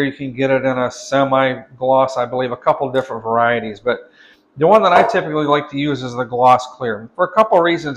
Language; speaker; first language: English; native; English